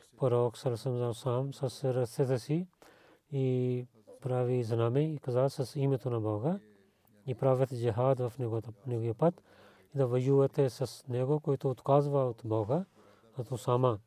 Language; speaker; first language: Bulgarian; non-native, learner; Urdu